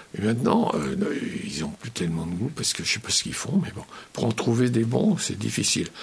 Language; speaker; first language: French; native; French